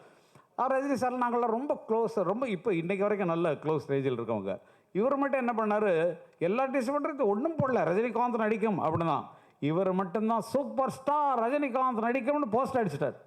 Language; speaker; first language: Tamil; native; Tamil